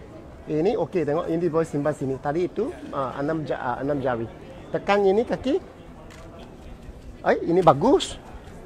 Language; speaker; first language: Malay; non-native, local second language; Chinese